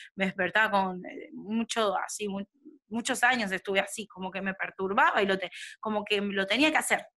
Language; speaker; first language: Spanish; native; Spanish